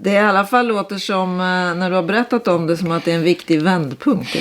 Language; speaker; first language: Swedish; native; Swedish